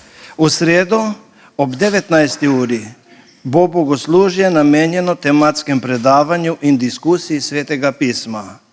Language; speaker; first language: Slovenian; native; Slovenian